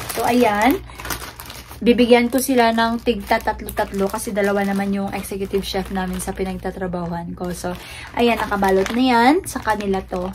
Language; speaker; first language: Filipino; non-native, local second language; Hiligaynon